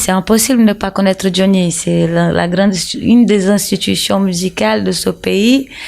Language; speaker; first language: French; non-native, fluent; Portuguese